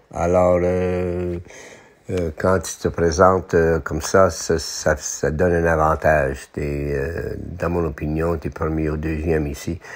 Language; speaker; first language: French; non-native, local second language; English